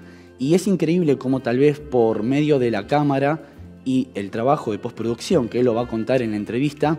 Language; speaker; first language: Spanish; native; Spanish